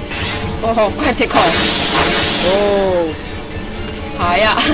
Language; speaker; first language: Japanese; non-native, learner; Cantonese